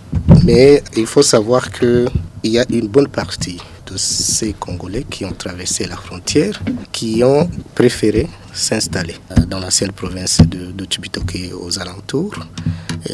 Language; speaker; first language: French; non-native, local second language; Rundi